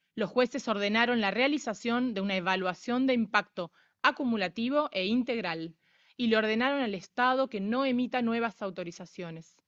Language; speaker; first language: Spanish; native; Spanish